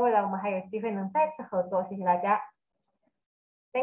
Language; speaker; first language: Chinese; native; Chinese